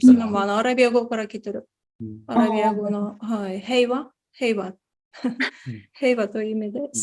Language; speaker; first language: Japanese; non-native, fluent; Tatar